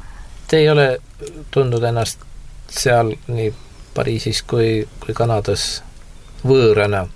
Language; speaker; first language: Estonian; native; Estonian